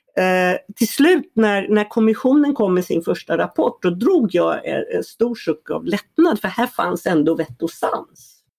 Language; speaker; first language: Swedish; native; Swedish